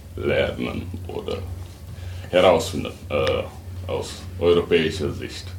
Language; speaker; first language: German; non-native, fluent; Wolof